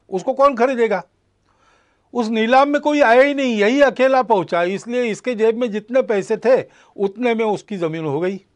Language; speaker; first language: Hindi; non-native, local second language; Marathi